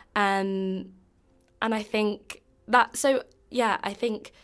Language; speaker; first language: English; native; English